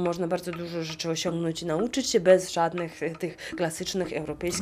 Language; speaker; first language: Polish; non-native, fluent; Russian